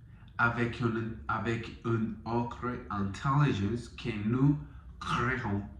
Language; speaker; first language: French; non-native, learner; Spanish